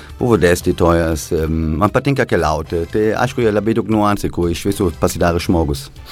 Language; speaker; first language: Lithuanian; non-native, fluent; German